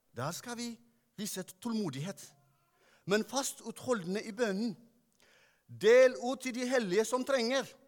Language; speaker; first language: Norwegian; non-native, fluent; Tigrinya